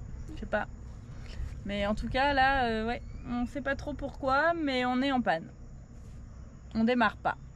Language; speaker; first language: French; native; French